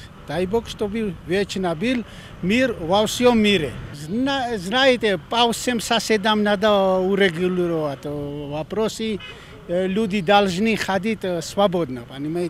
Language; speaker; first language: Russian; non-native, fluent; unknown